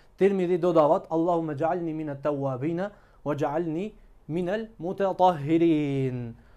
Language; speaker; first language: Macedonian; non-native, local second language; Albanian